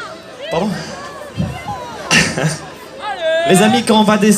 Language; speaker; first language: French; native; French